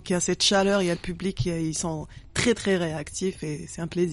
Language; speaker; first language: French; non-native, local second language; Arabic